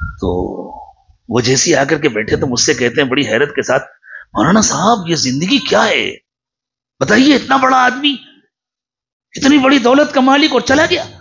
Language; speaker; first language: Urdu; native; Urdu